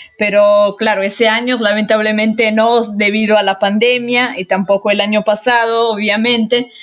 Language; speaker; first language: Spanish; non-native, fluent; Italian